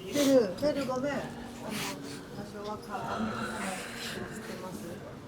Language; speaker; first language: Japanese; native; Japanese